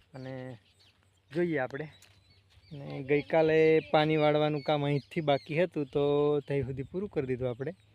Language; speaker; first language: Gujarati; native; Gujarati